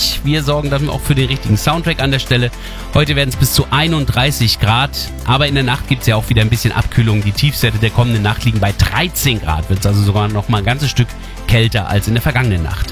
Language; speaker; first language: German; native; German